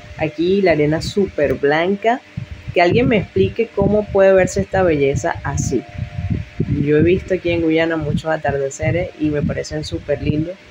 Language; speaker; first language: Spanish; native; Spanish